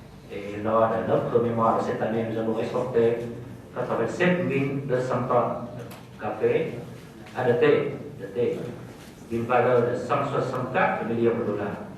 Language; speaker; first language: French; non-native, fluent; Vietnamese